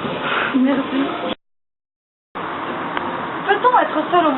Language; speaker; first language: French; native; French